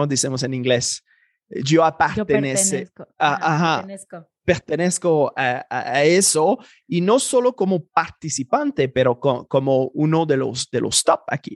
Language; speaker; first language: Spanish; non-native, fluent; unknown